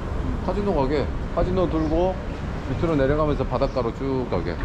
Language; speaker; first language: Korean; native; Korean